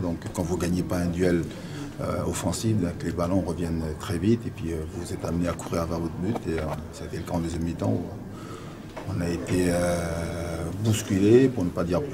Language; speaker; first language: French; native; French